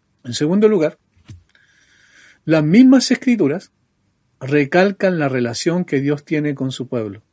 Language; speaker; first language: Spanish; native; Spanish